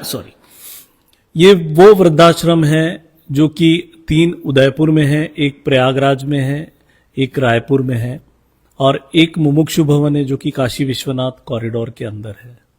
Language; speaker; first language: Hindi; native; Hindi